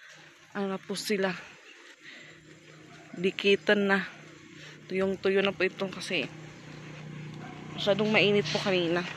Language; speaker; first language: Filipino; native; Filipino